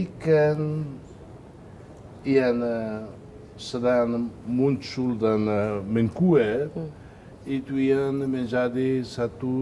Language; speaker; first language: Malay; non-native, fluent; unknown